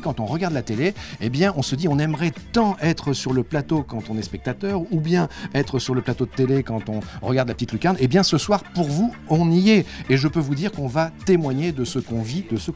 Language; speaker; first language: French; native; French